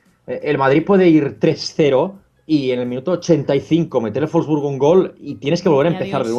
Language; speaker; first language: Spanish; native; Spanish